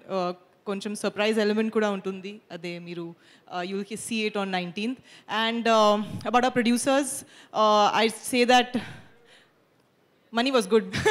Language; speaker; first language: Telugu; non-native, learner; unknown